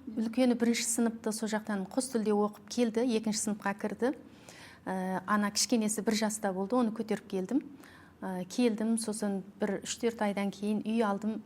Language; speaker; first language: Kazakh; early bilingual, heritage; Kazakh